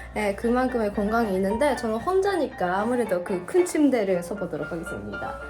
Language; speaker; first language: Korean; non-native, fluent; Japanese